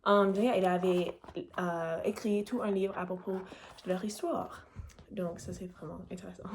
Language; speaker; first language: French; non-native, learner; English